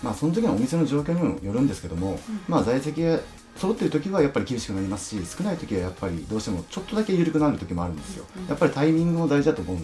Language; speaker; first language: Japanese; native; Japanese